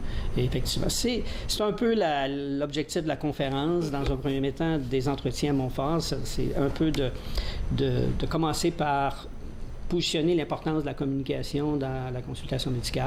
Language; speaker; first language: French; native; French